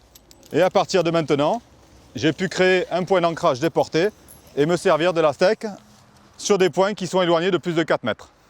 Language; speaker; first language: French; native; French